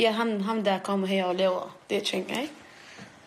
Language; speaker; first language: Danish; non-native, learner; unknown